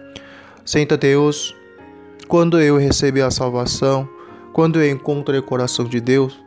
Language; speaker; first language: Portuguese; non-native, learner; Korean